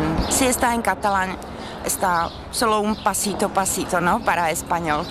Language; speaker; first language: Spanish; non-native, fluent; Czech